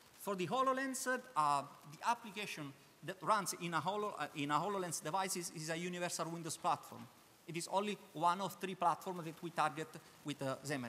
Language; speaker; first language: English; non-native, learner; Italian